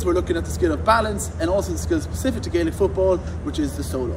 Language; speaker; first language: English; native; English